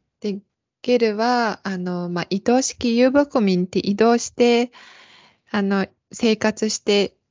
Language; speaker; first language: Japanese; non-native, fluent; Mongolian